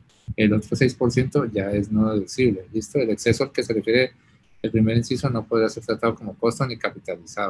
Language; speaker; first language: Spanish; native; Spanish